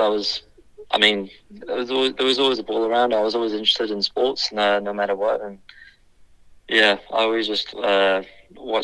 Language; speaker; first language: English; native; English